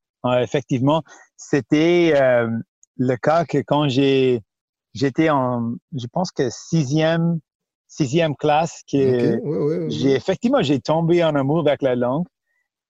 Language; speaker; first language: French; non-native, local second language; Punjabi